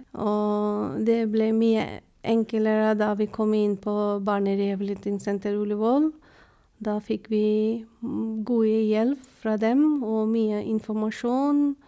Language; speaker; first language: Norwegian; non-native, fluent; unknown